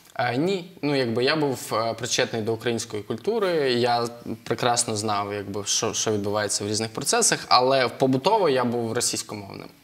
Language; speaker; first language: Ukrainian; non-native, local second language; Russian